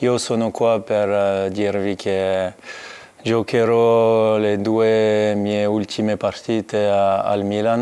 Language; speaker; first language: Italian; non-native, fluent; French